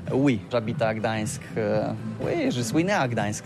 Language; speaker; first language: French; non-native, learner; Polish